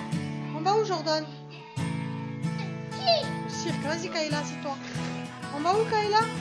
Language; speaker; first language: French; native; French